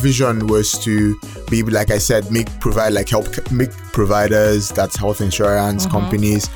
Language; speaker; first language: English; non-native, local second language; Igbo